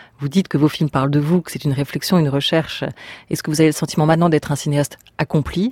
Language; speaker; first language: French; native; French